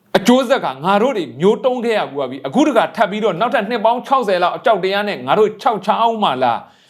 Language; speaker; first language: Burmese; non-native, local second language; Mon